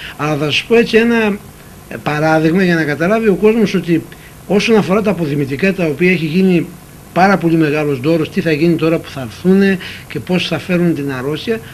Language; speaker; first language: Greek; native; Greek